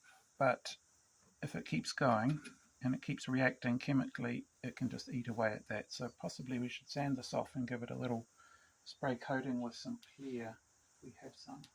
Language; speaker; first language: English; native; English